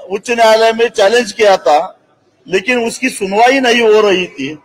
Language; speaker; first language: Hindi; non-native, local second language; Marathi